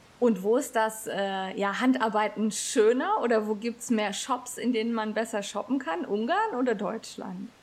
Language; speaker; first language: German; native; German